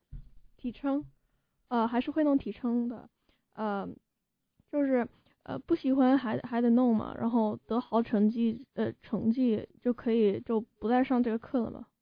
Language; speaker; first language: Chinese; early bilingual, heritage; Chinese